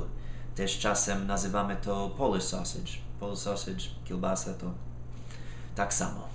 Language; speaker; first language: Polish; non-native, fluent; English